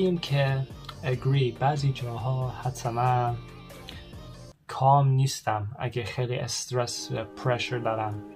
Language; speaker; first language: Persian; early bilingual, heritage; Persian